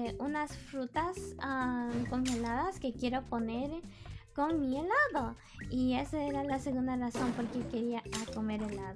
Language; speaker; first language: Spanish; early bilingual, heritage; Spanish